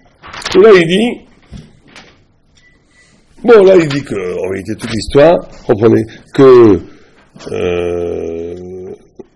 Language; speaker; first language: French; native; French